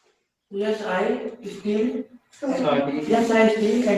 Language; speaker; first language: English; non-native, learner; Hindi